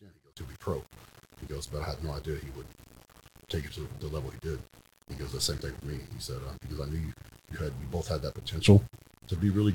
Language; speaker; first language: English; native; English